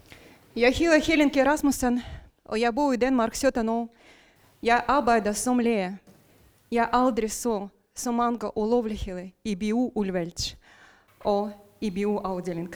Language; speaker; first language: Danish; non-native, local second language; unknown